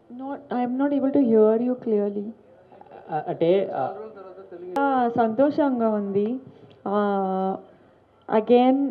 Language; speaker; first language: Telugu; non-native, learner; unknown